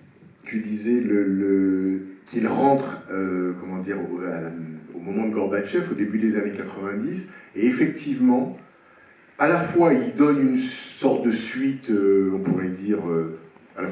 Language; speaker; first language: French; native; French